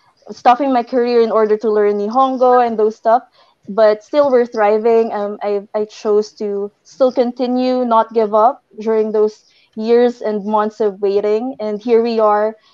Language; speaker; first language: English; non-native, local second language; Filipino